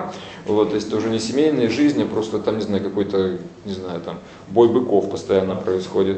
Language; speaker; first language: Russian; native; Russian